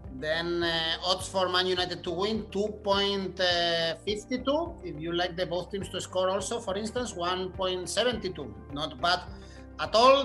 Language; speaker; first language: English; non-native, fluent; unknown